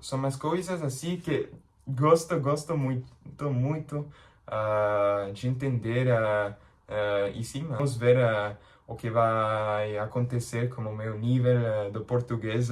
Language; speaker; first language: Portuguese; non-native, learner; English